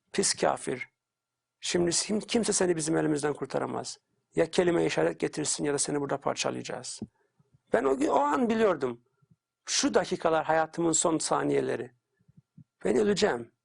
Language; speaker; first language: Turkish; native; Turkish